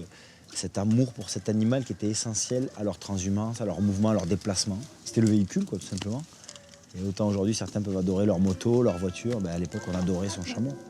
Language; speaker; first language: French; native; French